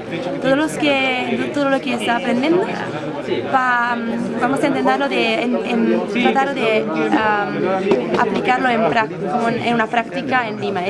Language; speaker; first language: Spanish; non-native, fluent; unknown